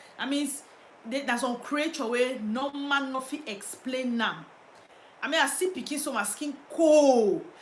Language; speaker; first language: Nigerian Pidgin; native; Nigerian Pidgin